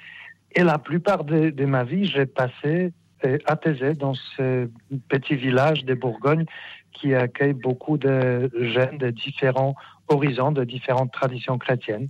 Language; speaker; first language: French; non-native, fluent; Polish